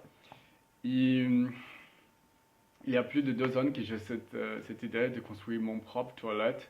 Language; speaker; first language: French; non-native, learner; Spanish